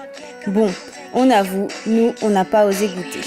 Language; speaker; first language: French; native; French